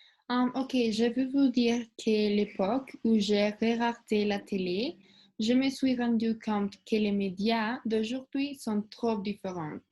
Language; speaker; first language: French; non-native, learner; Spanish